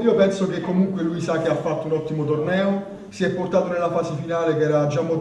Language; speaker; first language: Italian; native; Italian